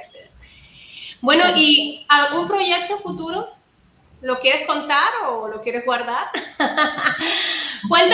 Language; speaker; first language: Spanish; native; Spanish